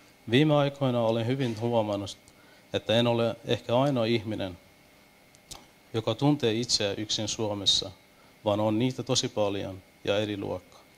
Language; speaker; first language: Finnish; non-native, fluent; Persian